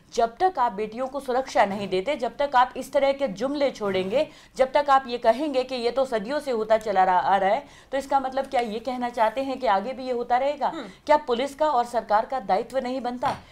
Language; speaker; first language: Hindi; native; Hindi